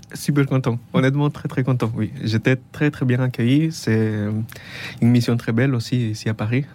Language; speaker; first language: French; non-native, fluent; Spanish